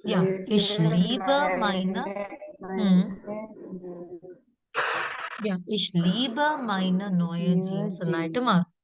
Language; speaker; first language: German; non-native, fluent; Malayalam